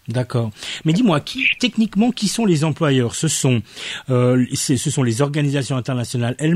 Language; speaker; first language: French; native; French